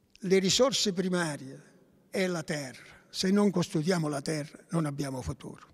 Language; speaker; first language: Italian; native; Italian